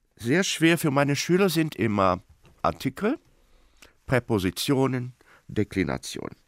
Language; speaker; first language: German; non-native, fluent; Portuguese